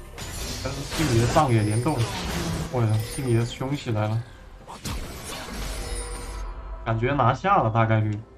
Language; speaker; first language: Chinese; native; Chinese